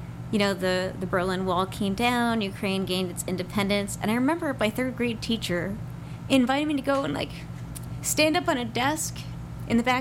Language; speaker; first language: English; non-native, local second language; Ukrainian